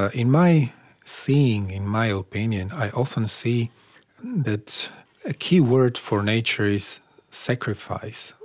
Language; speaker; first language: English; non-native, fluent; Slovak